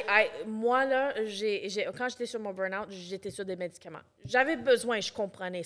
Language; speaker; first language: French; non-native, local second language; English